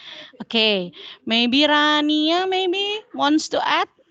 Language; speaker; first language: English; non-native, fluent; Indonesian